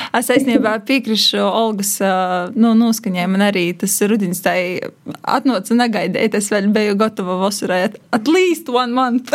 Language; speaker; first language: Latvian; native; Latvian